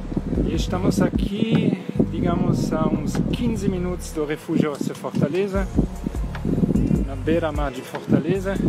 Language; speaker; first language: Portuguese; non-native, fluent; German